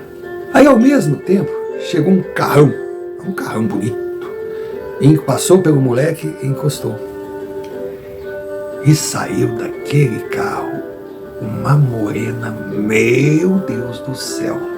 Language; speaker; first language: Portuguese; native; Portuguese